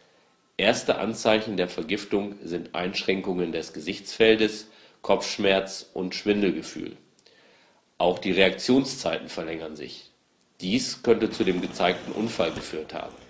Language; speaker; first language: German; native; German